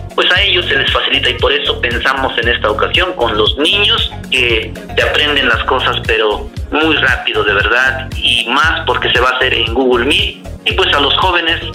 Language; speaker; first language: Spanish; non-native, local second language; Nahuatl languages